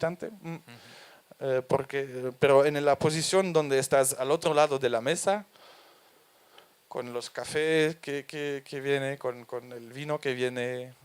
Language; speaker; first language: Spanish; non-native, fluent; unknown